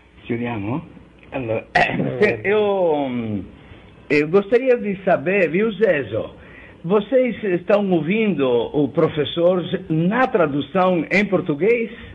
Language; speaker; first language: Portuguese; non-native, fluent; Italian